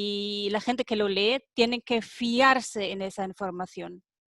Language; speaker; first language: Spanish; non-native, fluent; German